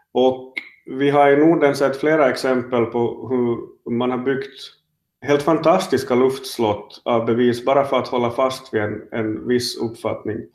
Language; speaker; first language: Swedish; native; Swedish